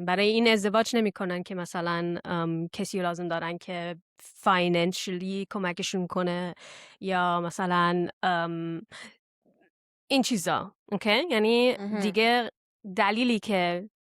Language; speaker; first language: Persian; early bilingual, heritage; Persian